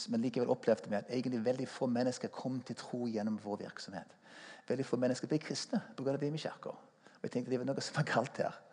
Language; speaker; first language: Norwegian; non-native, fluent; English